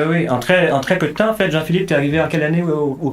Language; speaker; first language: French; native; French